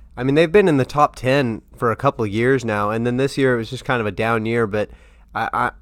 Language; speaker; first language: English; native; English